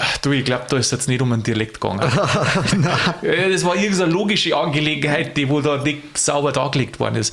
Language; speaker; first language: German; native; German